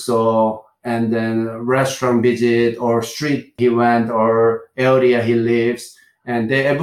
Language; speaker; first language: English; non-native, learner; Korean